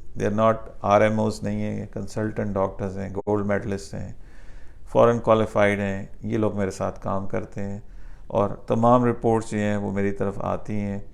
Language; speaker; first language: Urdu; native; Urdu